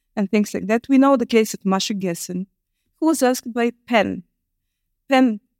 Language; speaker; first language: English; non-native, fluent; Bulgarian